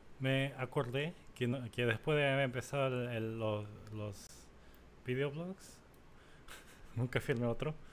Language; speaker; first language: Spanish; non-native, fluent; Korean